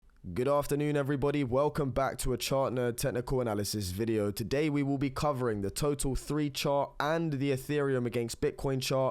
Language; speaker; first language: English; native; English